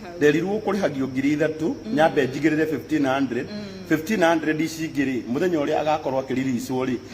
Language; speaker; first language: Kikuyu; native; Kikuyu